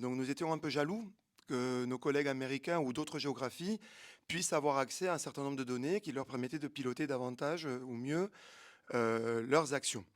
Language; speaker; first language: French; native; French